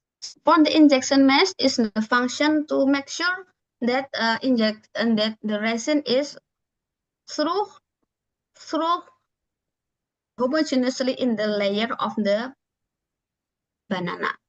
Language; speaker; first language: English; non-native, learner; Indonesian